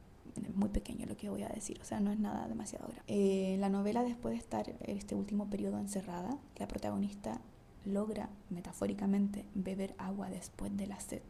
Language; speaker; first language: Spanish; native; Spanish